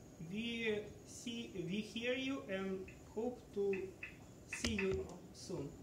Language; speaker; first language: English; non-native, fluent; Ukrainian